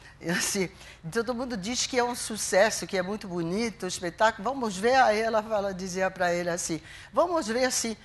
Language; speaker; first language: Portuguese; non-native, fluent; French